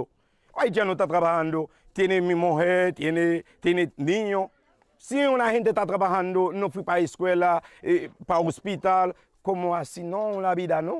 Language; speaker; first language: Spanish; non-native, learner; Haitian Creole